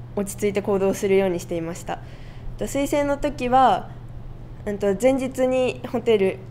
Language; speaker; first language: Japanese; native; Japanese